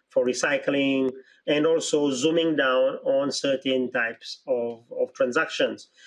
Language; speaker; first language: English; non-native, local second language; Seselwa Creole French